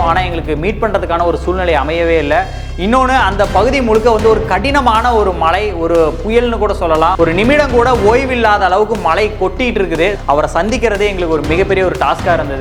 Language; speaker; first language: Tamil; native; Tamil